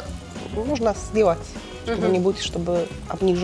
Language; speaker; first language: Russian; non-native, learner; Polish